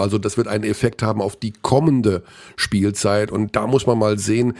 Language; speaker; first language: German; native; German